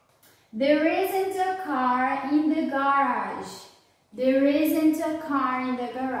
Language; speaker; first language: English; non-native, fluent; Portuguese